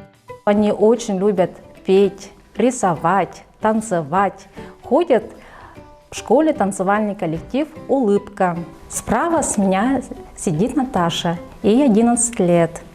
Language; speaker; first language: Russian; native; Russian